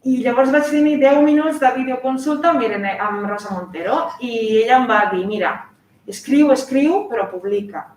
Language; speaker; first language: Catalan; non-native, fluent; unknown